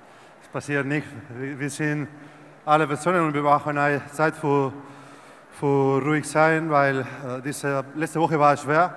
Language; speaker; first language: German; non-native, learner; Spanish